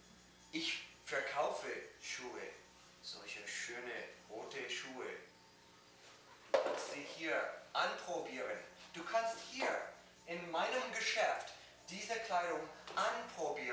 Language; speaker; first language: German; non-native, learner; English